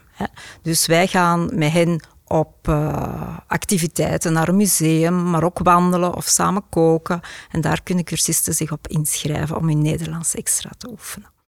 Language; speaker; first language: Dutch; native; Dutch